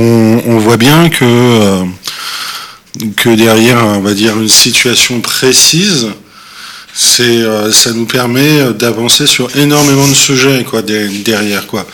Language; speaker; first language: French; native; French